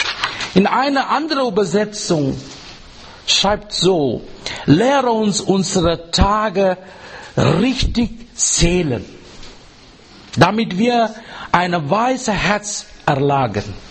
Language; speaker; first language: German; non-native, learner; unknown